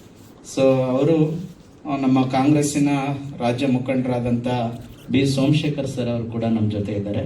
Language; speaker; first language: Kannada; native; Kannada